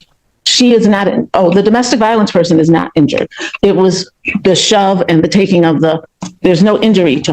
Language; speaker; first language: English; native; English